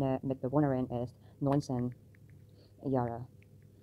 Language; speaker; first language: German; non-native, learner; English